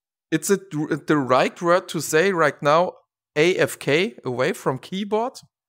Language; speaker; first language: English; non-native, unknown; German